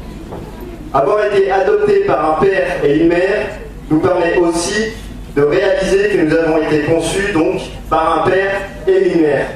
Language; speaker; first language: French; native; French